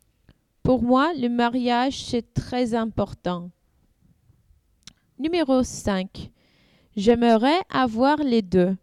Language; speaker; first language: French; non-native, learner; English